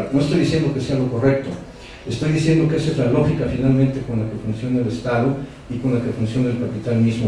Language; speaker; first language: Spanish; native; Spanish